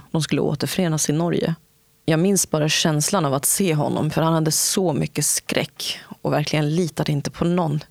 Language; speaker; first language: Swedish; early bilingual, other home language; Kurdish